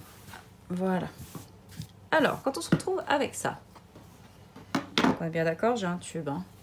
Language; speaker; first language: French; native; French